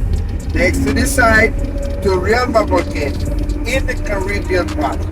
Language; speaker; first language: English; non-native, local second language; Spanish